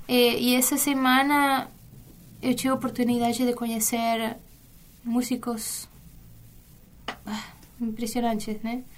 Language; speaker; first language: Portuguese; non-native, fluent; Spanish